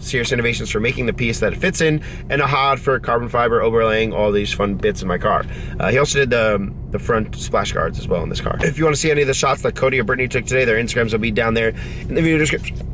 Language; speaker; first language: English; native; English